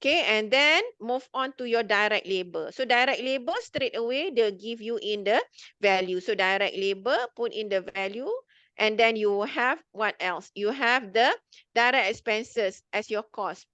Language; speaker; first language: English; non-native, local second language; Malay